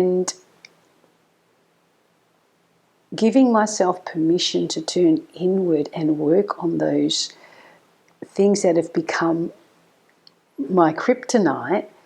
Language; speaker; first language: English; native; English